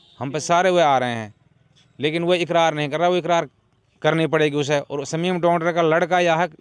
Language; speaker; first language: Hindi; native; Hindi